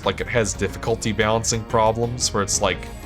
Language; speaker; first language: English; native; English